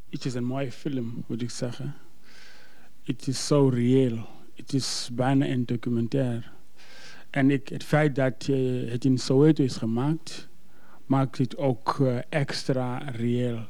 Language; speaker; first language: Dutch; non-native, fluent; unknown